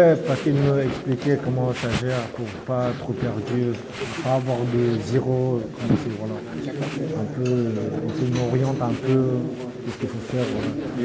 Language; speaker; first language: French; non-native, learner; Uzbek